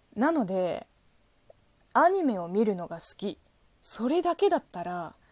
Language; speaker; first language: Japanese; non-native, fluent; Chinese